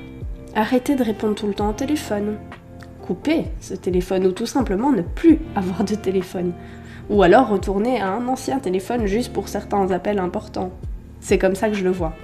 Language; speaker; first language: French; native; French